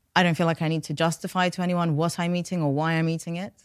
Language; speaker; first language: English; non-native, local second language; Persian